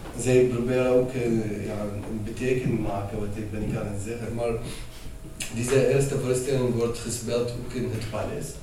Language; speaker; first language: Dutch; non-native, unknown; Arabic